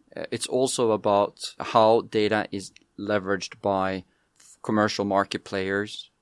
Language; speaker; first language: English; non-native, fluent; Norwegian